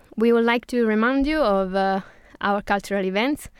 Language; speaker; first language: English; non-native, fluent; Italian